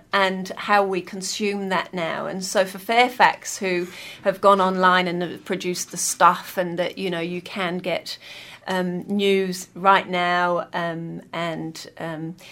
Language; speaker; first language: English; native; English